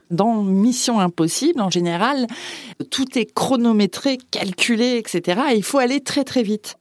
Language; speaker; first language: French; native; French